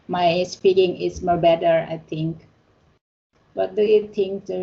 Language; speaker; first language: English; non-native, learner; Indonesian